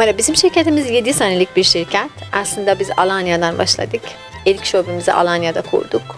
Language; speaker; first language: Turkish; non-native, fluent; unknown